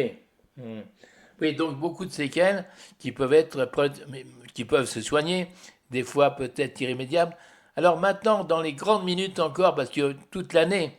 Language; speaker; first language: French; native; French